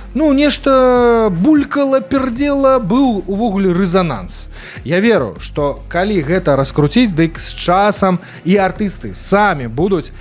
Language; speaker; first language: Belarusian; non-native, local second language; Russian